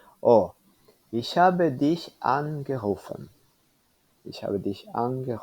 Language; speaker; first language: German; non-native, fluent; Spanish